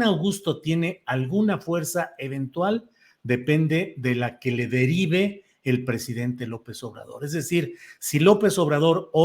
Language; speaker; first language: Spanish; native; Spanish